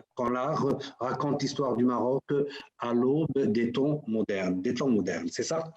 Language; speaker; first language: French; non-native, local second language; Arabic